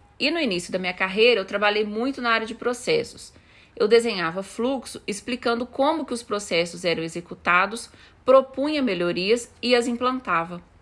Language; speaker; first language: Portuguese; native; Portuguese